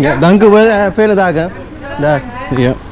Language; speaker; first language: Dutch; non-native, learner; Nepali